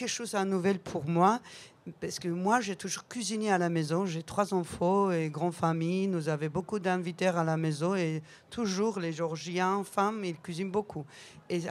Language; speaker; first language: French; non-native, learner; Georgian